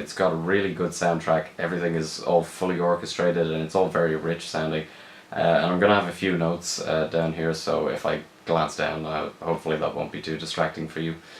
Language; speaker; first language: English; native; English